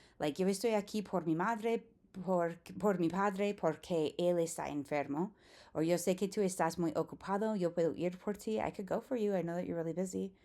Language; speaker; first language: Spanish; non-native, fluent; English